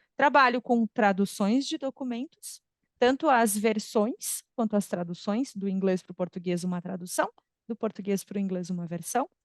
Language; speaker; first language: Portuguese; native; Portuguese